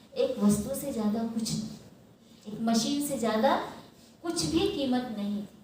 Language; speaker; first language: Hindi; non-native, local second language; Marathi